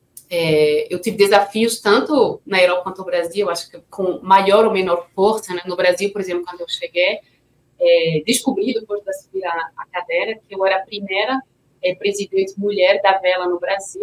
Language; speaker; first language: Portuguese; non-native, fluent; French